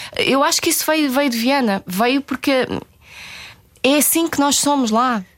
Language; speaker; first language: Portuguese; native; Portuguese